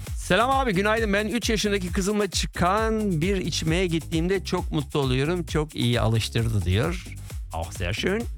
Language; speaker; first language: Turkish; early bilingual, heritage; Turkish